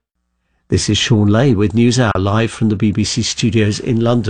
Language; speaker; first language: English; native; English